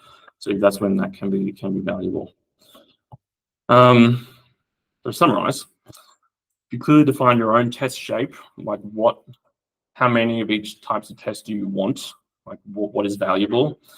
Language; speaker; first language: English; native; English